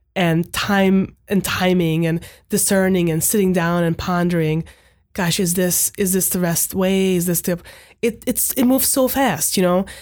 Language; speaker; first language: English; non-native, fluent; Hungarian